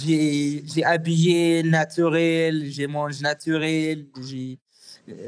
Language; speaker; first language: French; non-native, learner; Arabic